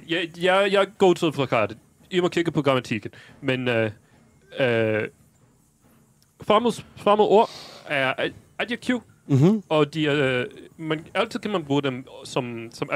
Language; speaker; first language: Danish; non-native, fluent; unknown